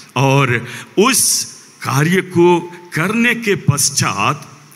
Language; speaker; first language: Hindi; non-native, local second language; Malayalam